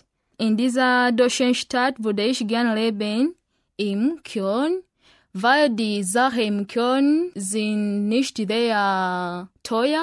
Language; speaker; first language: German; non-native, learner; Ganda